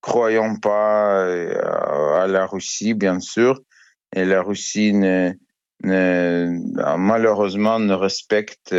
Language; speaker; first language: French; non-native, learner; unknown